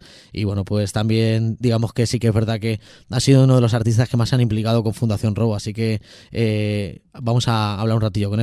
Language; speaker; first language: Spanish; native; Spanish